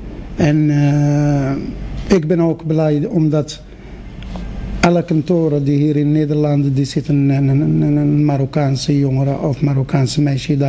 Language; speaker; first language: Dutch; non-native, fluent; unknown